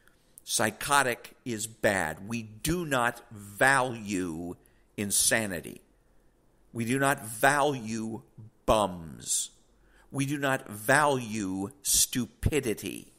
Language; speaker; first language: English; native; English